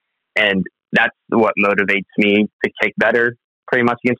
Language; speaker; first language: English; native; English